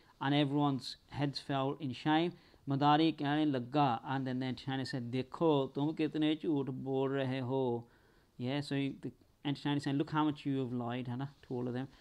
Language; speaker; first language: English; early bilingual, other home language; Punjabi